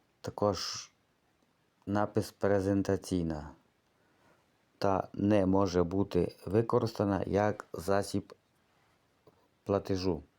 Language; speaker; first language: Ukrainian; native; Ukrainian